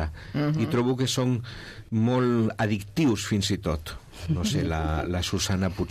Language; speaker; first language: Catalan; non-native, local second language; Spanish